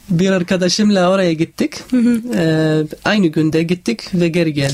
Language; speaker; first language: Turkish; non-native, fluent; Arabic